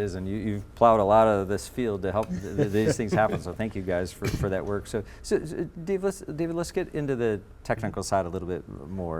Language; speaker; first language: English; native; English